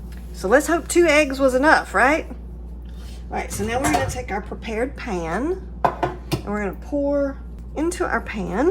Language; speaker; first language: English; native; English